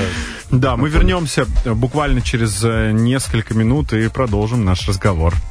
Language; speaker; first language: Russian; native; Russian